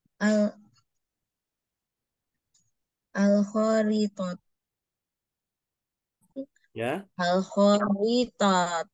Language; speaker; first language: Arabic; non-native, learner; Indonesian